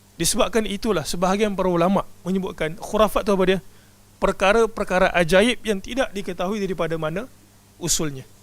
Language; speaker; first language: Malay; native; Malay